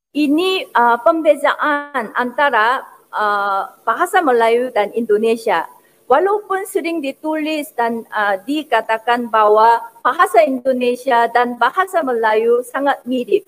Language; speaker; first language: Indonesian; non-native, fluent; Korean